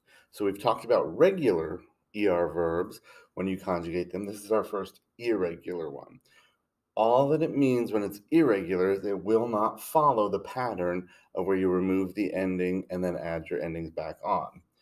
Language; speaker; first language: English; native; English